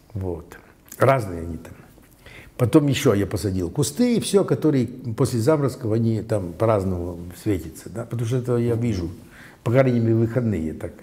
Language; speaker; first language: Russian; non-native, local second language; Latvian